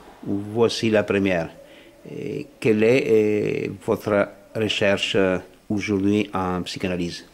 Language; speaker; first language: French; non-native, fluent; Italian